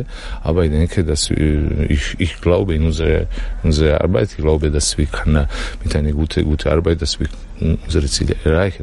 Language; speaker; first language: German; non-native, learner; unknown